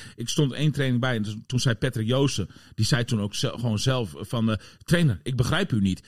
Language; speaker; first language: Dutch; native; Dutch